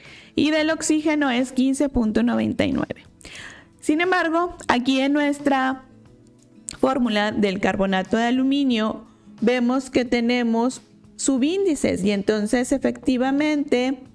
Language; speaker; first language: Spanish; native; Spanish